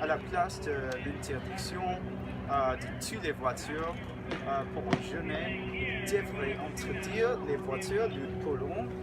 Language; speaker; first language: French; non-native, learner; English